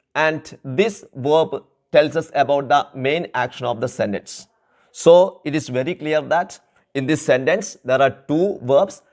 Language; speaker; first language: English; non-native, local second language; Malayalam